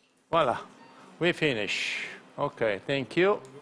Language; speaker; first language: English; non-native, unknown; Italian